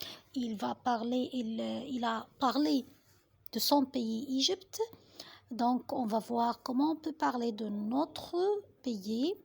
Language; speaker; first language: French; non-native, fluent; Arabic